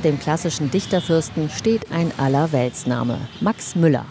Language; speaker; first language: German; native; German